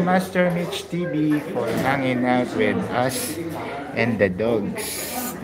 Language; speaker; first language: English; non-native, local second language; Filipino